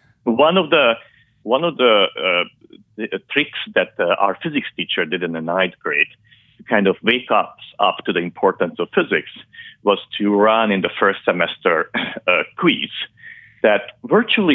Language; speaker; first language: English; non-native, fluent; Hungarian